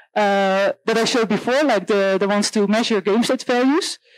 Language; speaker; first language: English; non-native, fluent; Dutch